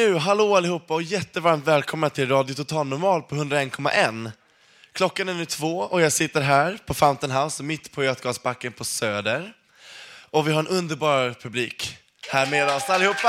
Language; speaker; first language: Swedish; native; Swedish